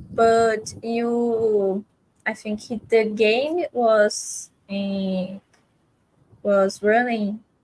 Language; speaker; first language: English; non-native, fluent; Portuguese